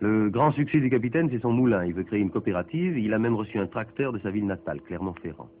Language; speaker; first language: French; native; French